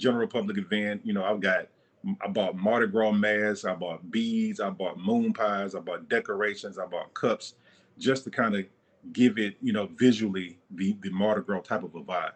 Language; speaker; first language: English; native; English